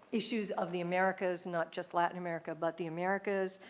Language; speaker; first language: English; native; English